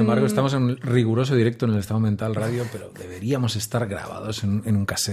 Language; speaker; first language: Spanish; native; Spanish